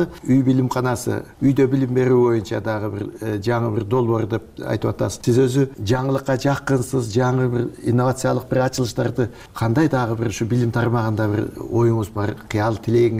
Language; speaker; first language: Kyrgyz; native; Kyrgyz